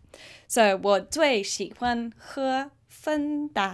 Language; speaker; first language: Chinese; non-native, fluent; English